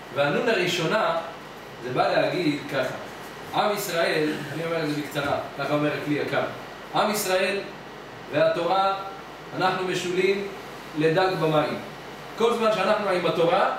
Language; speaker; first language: Hebrew; native; Hebrew